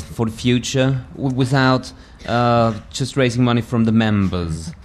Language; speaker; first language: English; non-native, fluent; German